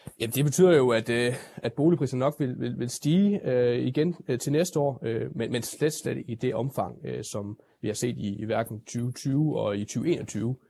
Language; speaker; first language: Danish; native; Danish